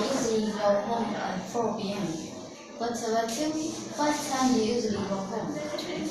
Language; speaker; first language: English; non-native, learner; Vietnamese